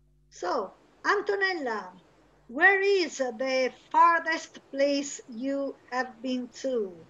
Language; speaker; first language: English; non-native, fluent; Italian